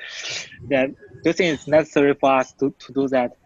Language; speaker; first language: English; non-native, fluent; Chinese